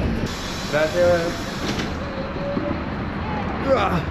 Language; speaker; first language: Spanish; non-native, learner; Korean